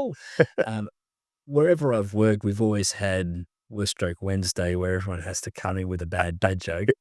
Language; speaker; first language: English; native; English